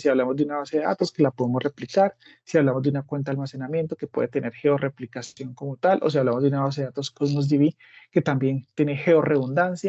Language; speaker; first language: Spanish; native; Spanish